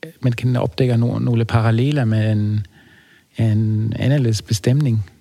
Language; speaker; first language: Danish; non-native, fluent; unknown